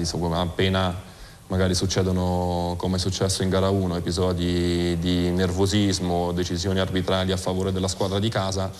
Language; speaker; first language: Italian; native; Italian